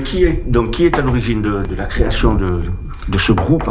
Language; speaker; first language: French; native; French